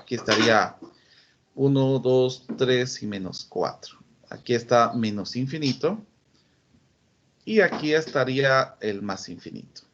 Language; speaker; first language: Spanish; native; Spanish